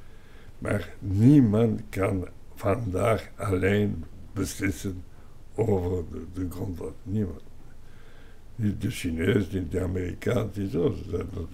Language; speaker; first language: Dutch; non-native, local second language; French